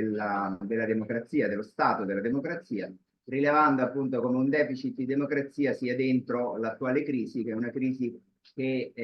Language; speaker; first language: Italian; native; Italian